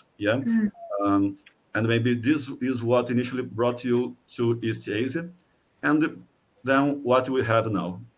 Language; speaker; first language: English; non-native, fluent; Portuguese